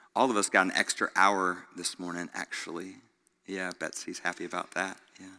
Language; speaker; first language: English; native; English